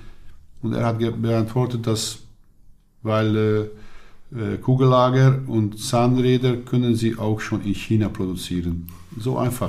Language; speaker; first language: German; non-native, learner; Hungarian